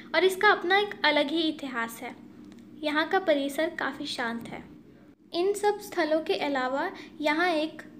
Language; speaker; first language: Hindi; native; Hindi